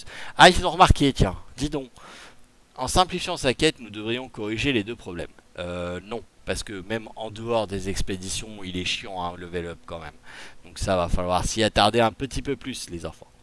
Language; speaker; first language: French; native; French